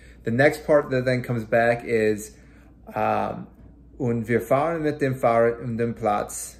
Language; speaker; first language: German; non-native, learner; English